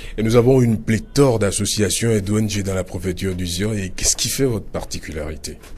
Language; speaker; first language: French; non-native, local second language; Ewe